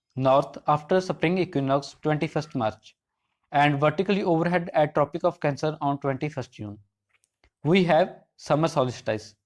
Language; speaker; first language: English; non-native, local second language; Punjabi